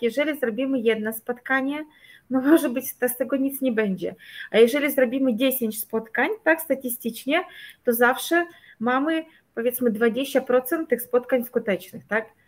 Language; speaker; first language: Polish; non-native, fluent; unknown